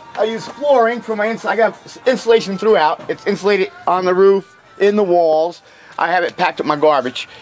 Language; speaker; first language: English; native; English